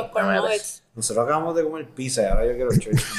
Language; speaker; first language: Spanish; native; Spanish